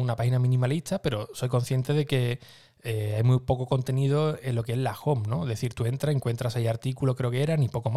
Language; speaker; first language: Spanish; native; Spanish